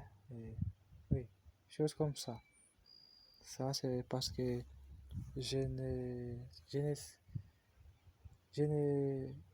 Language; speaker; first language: French; non-native, learner; Portuguese